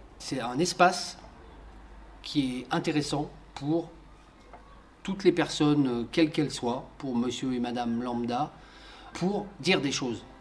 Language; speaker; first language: French; native; French